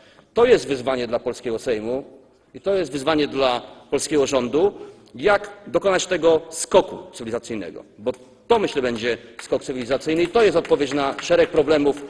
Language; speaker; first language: Polish; native; Polish